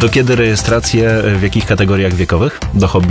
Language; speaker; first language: Polish; native; Polish